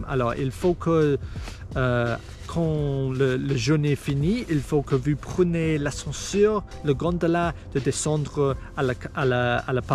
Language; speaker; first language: French; non-native, learner; English